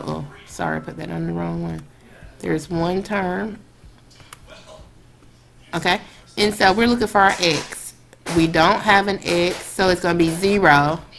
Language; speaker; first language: English; native; English